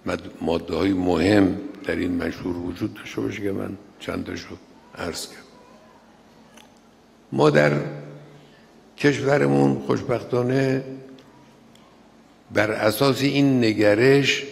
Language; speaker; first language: Persian; native; Persian